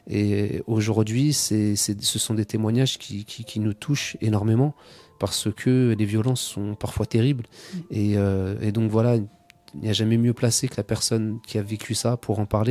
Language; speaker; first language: French; native; French